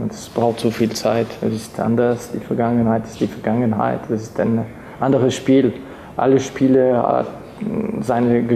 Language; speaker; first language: German; non-native, fluent; French